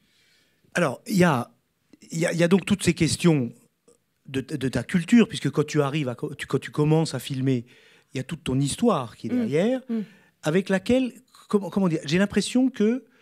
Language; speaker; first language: French; native; French